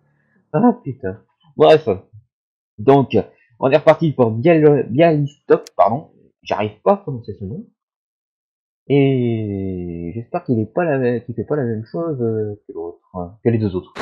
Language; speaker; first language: French; native; French